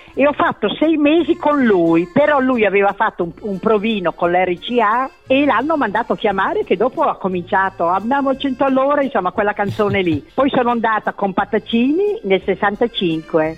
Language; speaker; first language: Italian; native; Italian